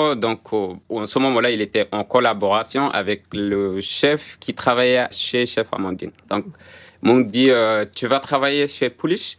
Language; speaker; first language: French; non-native, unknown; Arabic